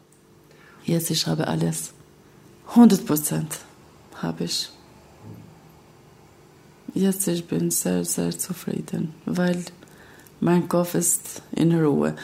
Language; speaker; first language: German; non-native, learner; Albanian